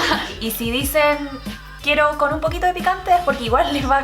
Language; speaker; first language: Spanish; early bilingual, other home language; Korean